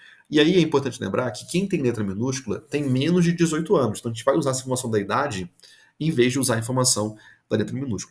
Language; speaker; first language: Portuguese; native; Portuguese